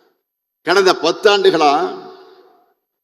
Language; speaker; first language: Tamil; native; Tamil